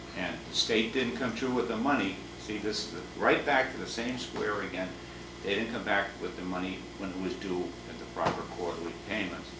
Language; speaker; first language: English; native; English